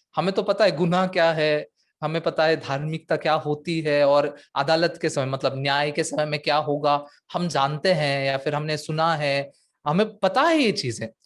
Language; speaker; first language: Hindi; non-native, local second language; Marathi